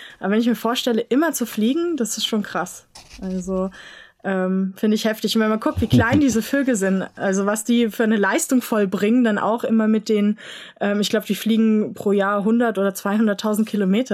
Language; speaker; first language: German; native; German